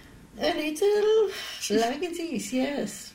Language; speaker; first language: English; non-native, learner; Polish